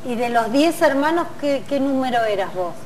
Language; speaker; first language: Spanish; native; Spanish